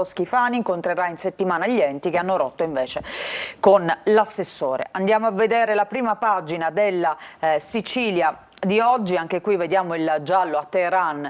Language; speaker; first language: Italian; native; Italian